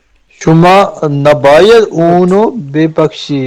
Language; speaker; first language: Persian; non-native, learner; Urdu